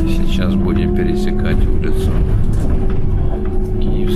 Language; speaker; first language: Russian; native; Russian